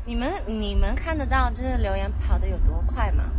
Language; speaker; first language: Chinese; non-native, local second language; Cantonese